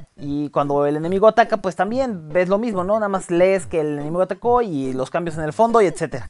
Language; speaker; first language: Spanish; native; Spanish